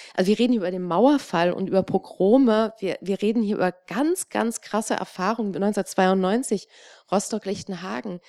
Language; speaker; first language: German; native; German